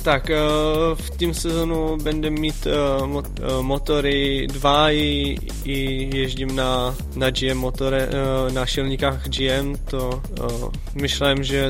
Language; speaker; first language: Polish; non-native, learner; Czech